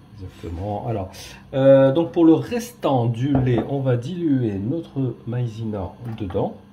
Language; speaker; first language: French; native; French